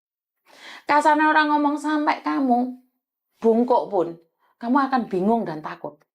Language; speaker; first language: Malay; non-native, local second language; Javanese